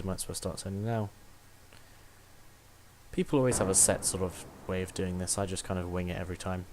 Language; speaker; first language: English; native; English